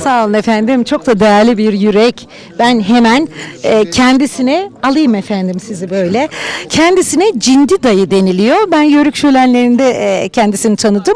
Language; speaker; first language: Turkish; native; Turkish